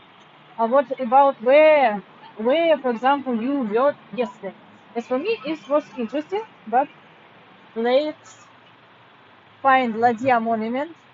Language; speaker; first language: English; non-native, fluent; Russian